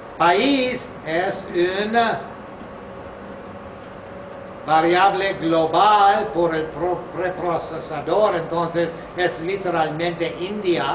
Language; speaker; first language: Spanish; non-native, fluent; English